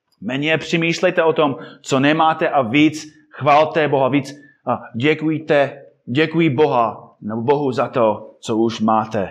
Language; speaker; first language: Czech; non-native, fluent; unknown